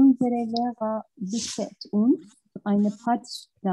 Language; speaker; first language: German; non-native, learner; Turkish